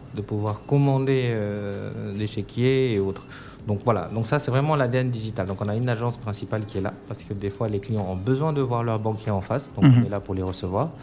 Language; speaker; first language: French; non-native, local second language; Wolof